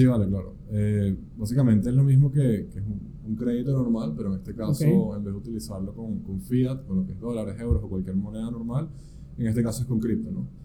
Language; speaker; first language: Spanish; native; Spanish